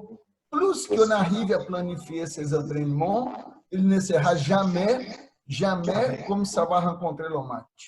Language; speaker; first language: French; non-native, fluent; Portuguese